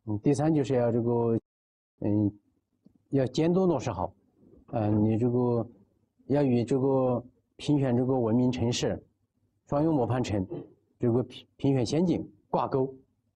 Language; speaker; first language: Chinese; native; Chinese